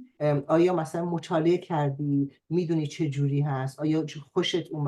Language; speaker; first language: Persian; native; Persian